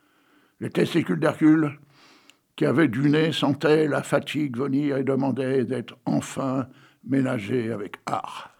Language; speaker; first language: French; native; French